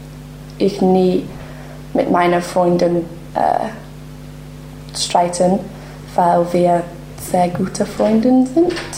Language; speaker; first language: German; non-native, learner; English